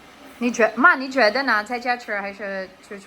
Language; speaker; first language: Chinese; non-native, learner; Filipino